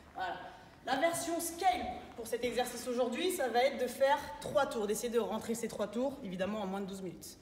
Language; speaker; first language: French; native; French